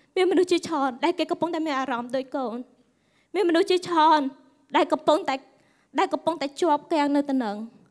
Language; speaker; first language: Khmer; native; Khmer